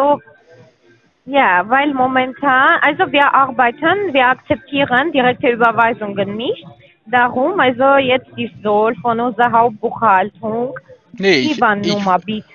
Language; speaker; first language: German; non-native, learner; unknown